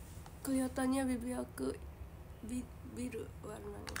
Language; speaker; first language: Indonesian; non-native, learner; Japanese